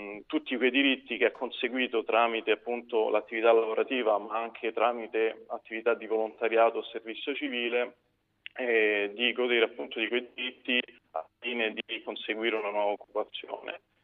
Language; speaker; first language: Italian; native; Italian